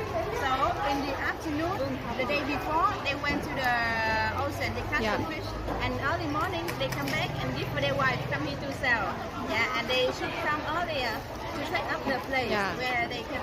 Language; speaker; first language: English; non-native, learner; Vietnamese